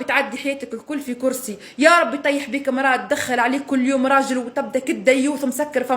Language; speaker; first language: Arabic; native; Arabic